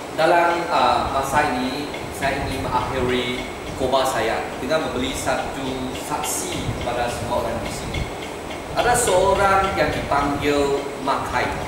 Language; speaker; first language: Malay; non-native, local second language; Chinese